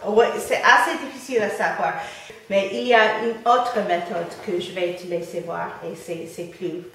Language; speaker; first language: French; non-native, fluent; English